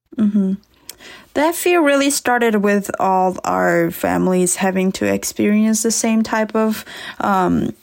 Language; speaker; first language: English; early bilingual, other home language; S'gaw Karen